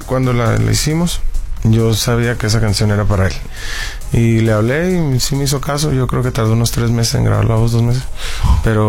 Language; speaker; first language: Spanish; native; Spanish